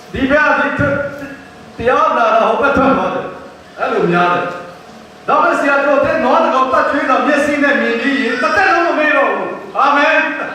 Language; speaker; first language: Burmese; non-native, local second language; Kachin